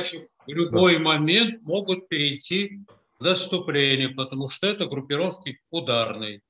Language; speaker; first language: Russian; native; Russian